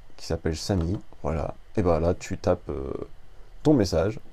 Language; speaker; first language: French; native; French